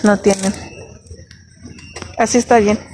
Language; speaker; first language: Spanish; early bilingual, heritage; English